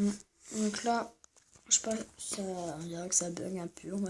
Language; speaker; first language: French; native; French